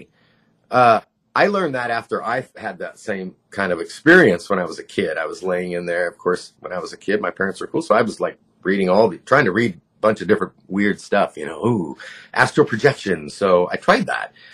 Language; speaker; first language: English; native; English